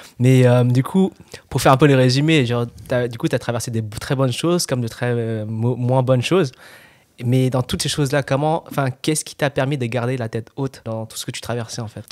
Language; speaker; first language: French; early bilingual, other home language; Khmer